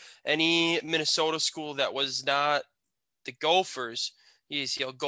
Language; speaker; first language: English; native; English